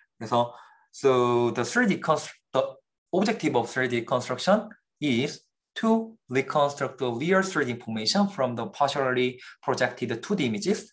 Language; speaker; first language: English; non-native, fluent; Korean